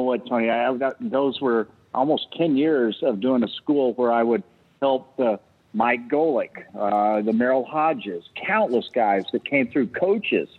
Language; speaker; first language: English; native; English